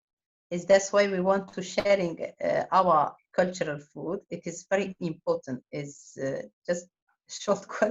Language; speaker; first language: English; non-native, learner; Turkish